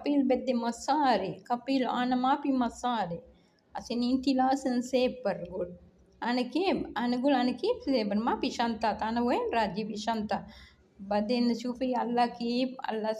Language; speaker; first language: Arabic; non-native, learner; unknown